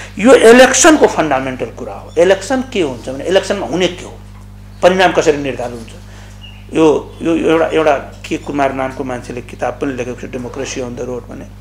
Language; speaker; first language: Nepali; non-native, local second language; Maithili